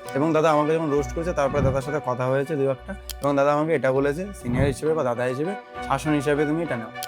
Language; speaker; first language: Bangla; non-native, local second language; Rangpuri